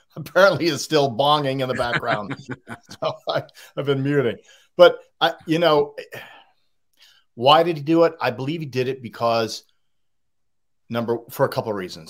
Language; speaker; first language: English; native; English